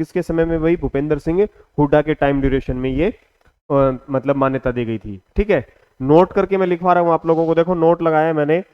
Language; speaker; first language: Hindi; native; Hindi